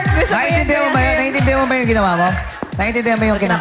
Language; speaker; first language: Filipino; native; Filipino